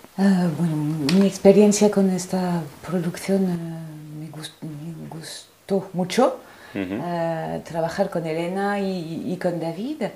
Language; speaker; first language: Spanish; non-native, fluent; French